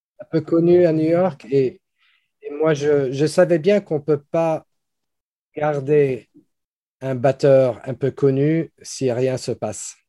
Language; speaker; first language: French; non-native, fluent; English